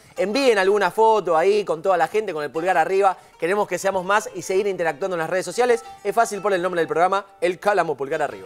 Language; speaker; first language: Spanish; native; Spanish